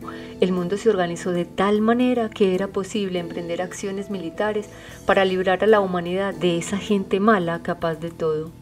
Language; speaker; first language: Spanish; native; Spanish